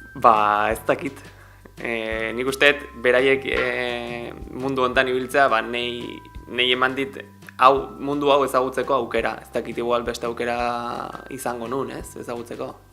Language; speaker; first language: Basque; native; Basque